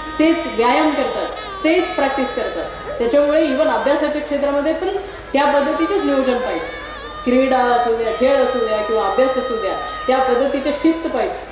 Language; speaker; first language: Marathi; non-native, fluent; Kannada